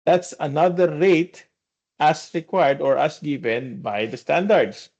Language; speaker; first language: English; non-native, local second language; Filipino